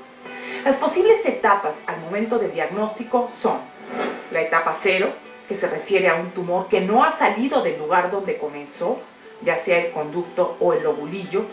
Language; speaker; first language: Spanish; native; Spanish